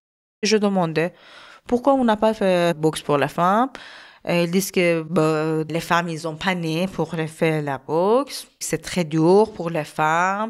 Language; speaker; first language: French; non-native, learner; Persian